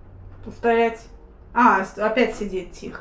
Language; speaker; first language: Russian; native; Russian